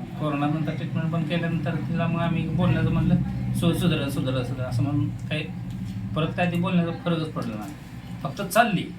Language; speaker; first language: Marathi; non-native, local second language; Urdu